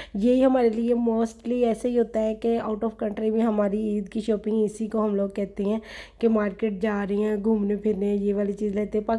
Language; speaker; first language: Urdu; native; Urdu